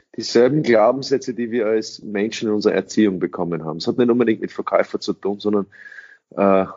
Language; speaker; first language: German; early bilingual, other home language; English